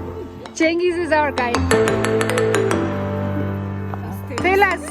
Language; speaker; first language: English; non-native, local second language; Amharic